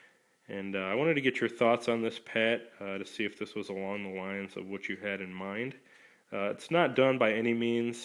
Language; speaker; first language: English; native; English